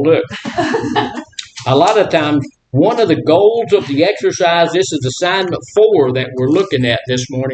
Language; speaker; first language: English; native; English